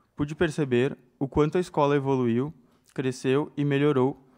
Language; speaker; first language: Portuguese; native; Portuguese